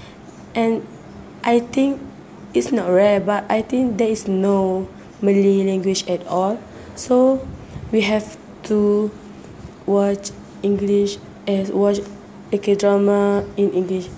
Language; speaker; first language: English; non-native, learner; Malay